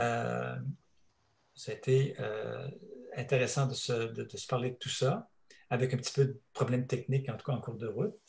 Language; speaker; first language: French; native; French